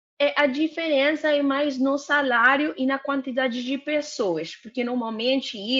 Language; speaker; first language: Portuguese; non-native, fluent; Spanish